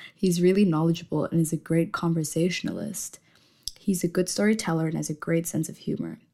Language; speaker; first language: English; non-native, fluent; Indonesian